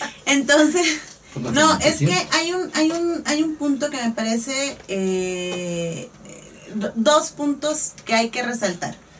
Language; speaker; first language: Spanish; native; Spanish